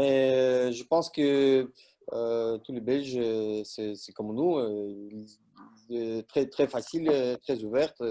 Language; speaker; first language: French; non-native, learner; Russian